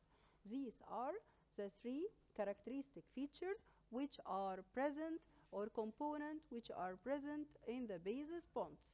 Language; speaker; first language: English; non-native, local second language; Arabic